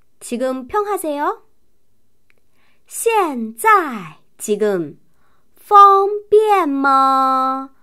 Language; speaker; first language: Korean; non-native, fluent; Chinese